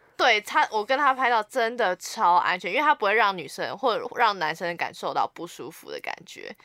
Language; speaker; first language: Chinese; native; Chinese